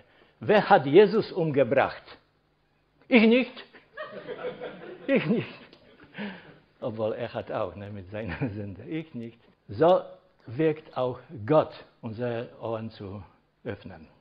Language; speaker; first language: German; non-native, fluent; Polish